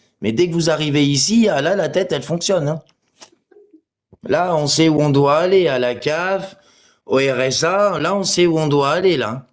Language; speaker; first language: French; native; French